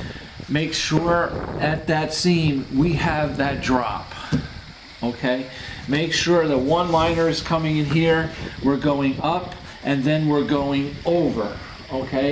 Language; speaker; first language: English; native; English